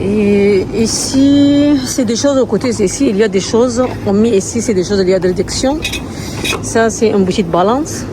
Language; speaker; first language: French; non-native, learner; Arabic